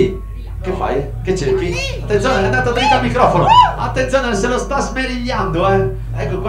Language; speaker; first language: Italian; native; Italian